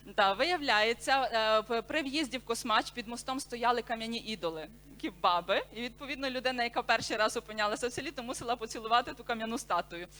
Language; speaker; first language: Ukrainian; native; Ukrainian